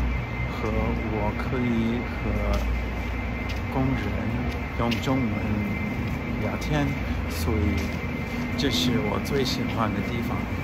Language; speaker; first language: Chinese; non-native, learner; English